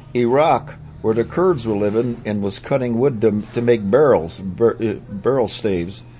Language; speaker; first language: English; native; English